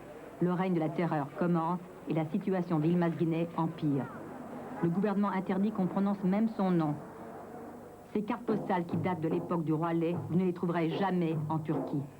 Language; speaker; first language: French; native; French